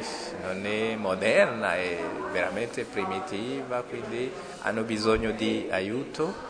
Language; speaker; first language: Italian; non-native, fluent; Rundi